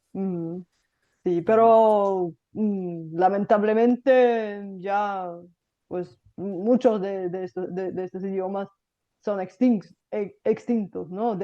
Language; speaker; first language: Spanish; non-native, fluent; Bulgarian